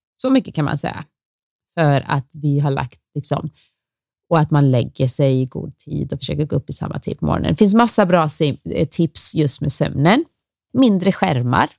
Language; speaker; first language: Swedish; native; Swedish